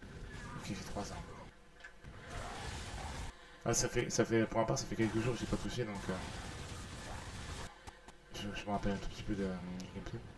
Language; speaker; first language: French; native; French